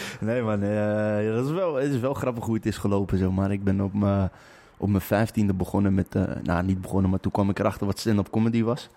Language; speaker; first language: Dutch; native; Dutch